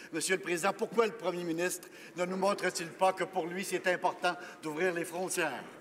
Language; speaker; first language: French; native; French